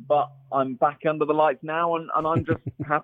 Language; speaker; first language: English; native; English